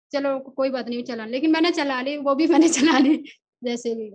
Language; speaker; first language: Hindi; non-native, local second language; Odia